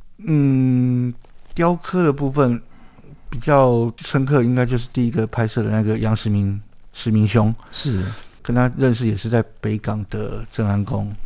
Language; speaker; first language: Chinese; native; Chinese